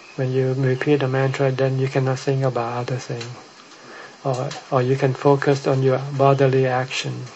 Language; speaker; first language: English; non-native, fluent; Thai